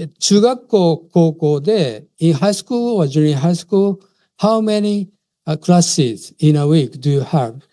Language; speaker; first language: English; non-native, fluent; Japanese